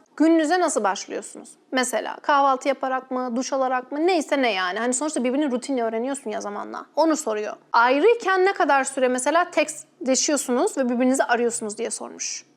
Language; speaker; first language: Turkish; native; Turkish